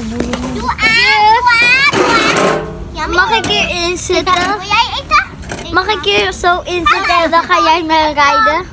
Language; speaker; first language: Dutch; early bilingual, other home language; Indonesian